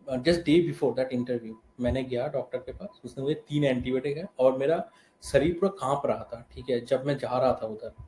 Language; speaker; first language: Hindi; non-native, local second language; Bangla